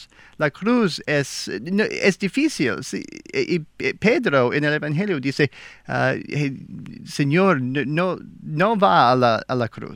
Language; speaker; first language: Spanish; non-native, learner; English